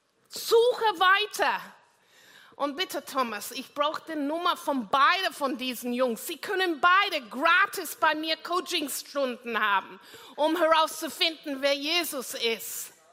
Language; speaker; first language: German; non-native, fluent; English